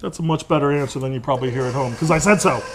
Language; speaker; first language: English; native; English